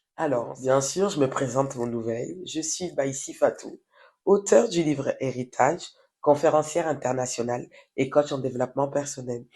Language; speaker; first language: French; non-native, local second language; Wolof